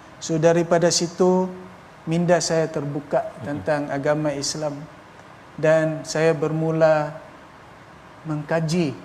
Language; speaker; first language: Malay; non-native, fluent; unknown